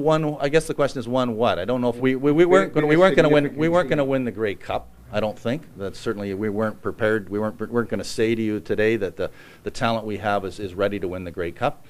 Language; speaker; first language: English; native; English